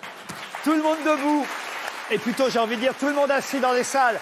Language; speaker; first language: French; native; French